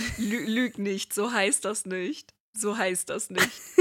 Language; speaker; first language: German; native; German